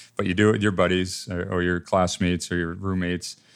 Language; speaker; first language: English; native; English